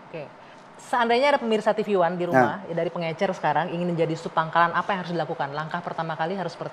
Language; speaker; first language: Indonesian; native; Indonesian